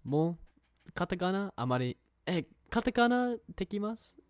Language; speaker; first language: Japanese; non-native, learner; English